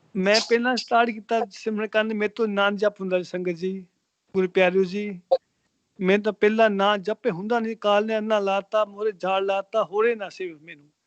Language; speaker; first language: Punjabi; early bilingual, heritage; Punjabi